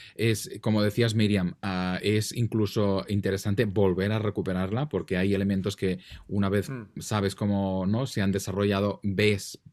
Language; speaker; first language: Spanish; native; Spanish